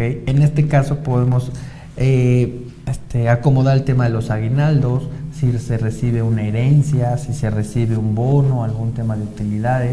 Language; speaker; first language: Spanish; native; Spanish